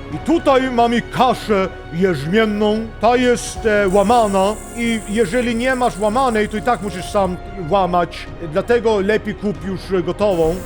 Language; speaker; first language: Polish; non-native, learner; Swedish